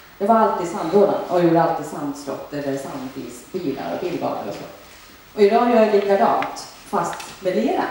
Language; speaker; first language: Swedish; early bilingual, other home language; Finnish